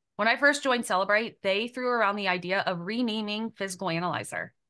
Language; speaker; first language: English; native; English